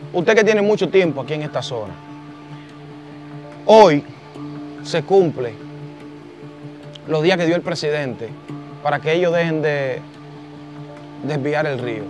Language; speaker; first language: Spanish; native; Spanish